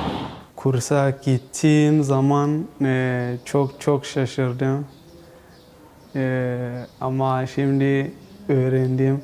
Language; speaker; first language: Turkish; non-native, learner; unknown